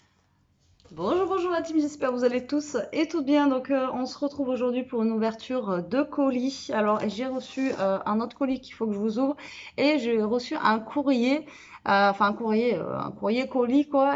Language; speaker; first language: French; native; French